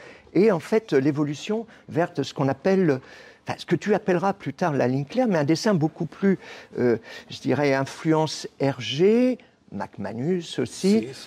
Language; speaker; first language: French; native; French